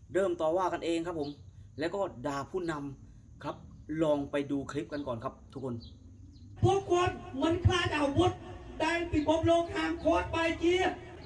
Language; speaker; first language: Thai; native; Thai